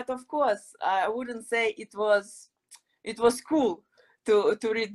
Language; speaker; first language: English; non-native, fluent; Ukrainian